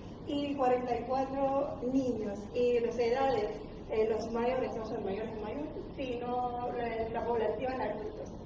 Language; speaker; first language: Spanish; non-native, learner; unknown